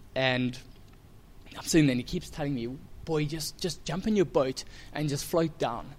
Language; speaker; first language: English; native; English